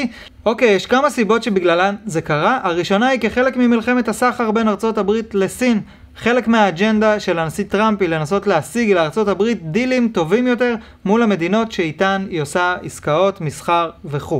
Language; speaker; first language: Hebrew; native; Hebrew